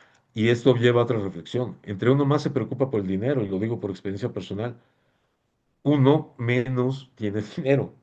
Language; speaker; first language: Spanish; native; Spanish